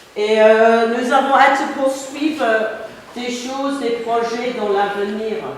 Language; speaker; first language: French; non-native, fluent; English